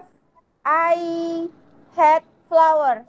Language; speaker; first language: English; non-native, learner; Indonesian